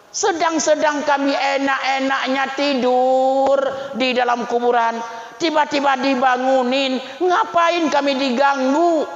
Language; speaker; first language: Malay; non-native, local second language; Achinese